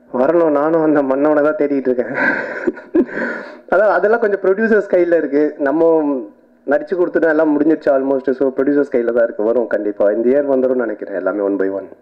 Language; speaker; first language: Tamil; native; Tamil